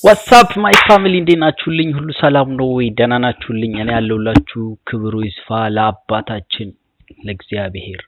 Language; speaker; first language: Amharic; non-native, local second language; Oromo